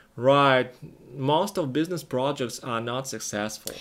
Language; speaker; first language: English; non-native, fluent; Russian